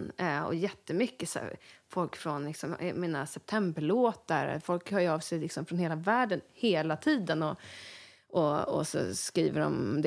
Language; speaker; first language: Swedish; native; Swedish